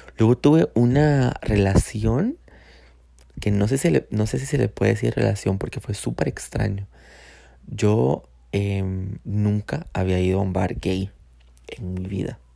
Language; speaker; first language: Spanish; native; Spanish